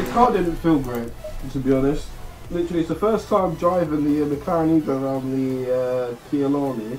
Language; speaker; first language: English; native; English